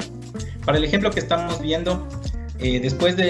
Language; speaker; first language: Spanish; native; Spanish